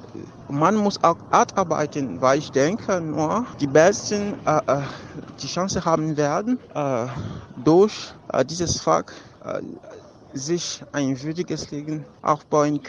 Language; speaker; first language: German; non-native, fluent; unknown